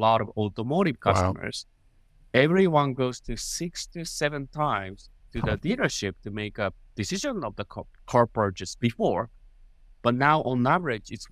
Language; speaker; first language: English; non-native, fluent; Japanese